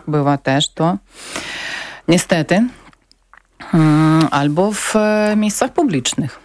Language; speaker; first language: Polish; non-native, local second language; Ukrainian